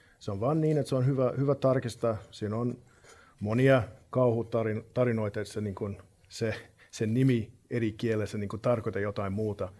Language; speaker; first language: Finnish; non-native, fluent; English